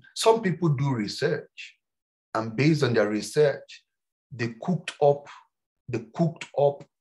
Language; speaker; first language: English; non-native, local second language; Yoruba